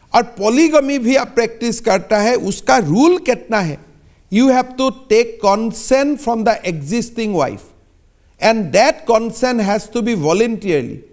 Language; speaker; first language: Hindi; non-native, local second language; Assamese